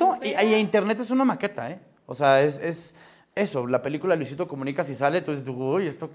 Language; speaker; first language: Spanish; native; Spanish